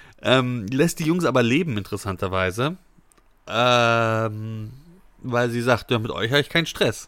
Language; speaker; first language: German; native; German